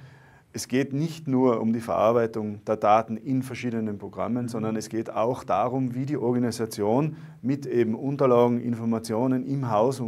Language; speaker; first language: German; native; German